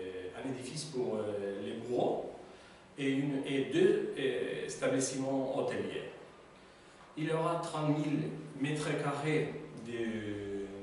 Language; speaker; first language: French; non-native, learner; Spanish